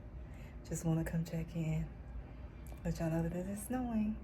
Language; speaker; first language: English; native; English